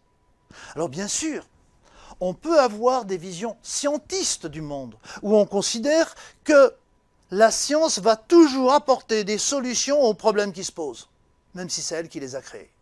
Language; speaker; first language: French; native; French